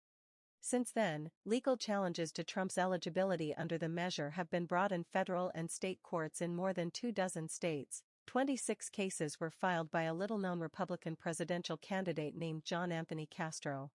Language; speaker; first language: English; native; English